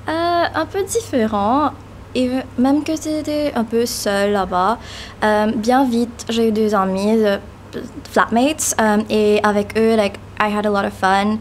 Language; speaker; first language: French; non-native, local second language; Morisyen